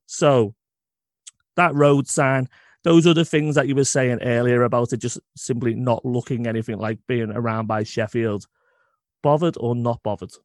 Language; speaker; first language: English; native; English